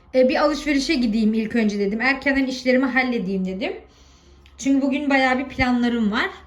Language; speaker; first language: Turkish; early bilingual, heritage; Turkish